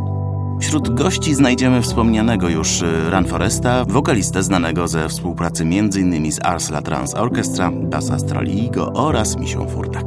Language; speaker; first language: Polish; native; Polish